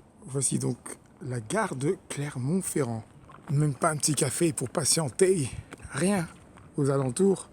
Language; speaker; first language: French; native; French